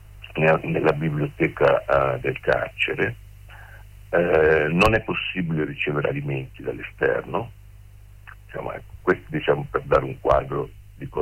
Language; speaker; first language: Italian; native; Italian